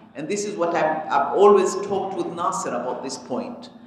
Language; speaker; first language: English; early bilingual, other home language; Arabic